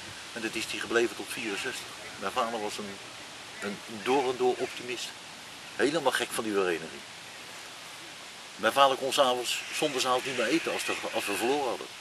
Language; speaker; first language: Dutch; native; Dutch